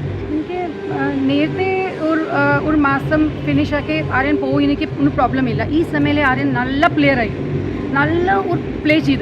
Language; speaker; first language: Malayalam; non-native, learner; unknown